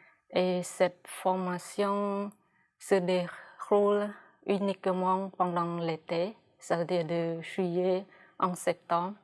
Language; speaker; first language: French; non-native, fluent; Khmer